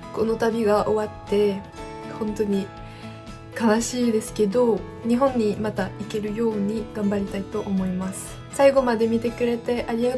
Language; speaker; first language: Japanese; non-native, fluent; French